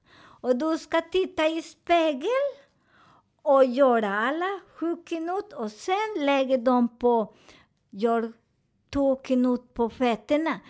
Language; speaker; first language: Swedish; non-native, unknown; Spanish